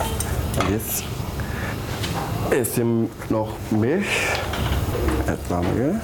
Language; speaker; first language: German; non-native, learner; Turkish